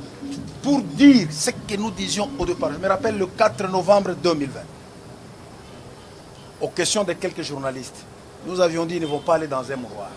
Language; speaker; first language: French; non-native, local second language; Lingala